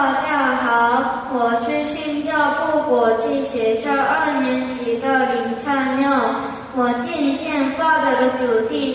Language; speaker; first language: Chinese; non-native, learner; Korean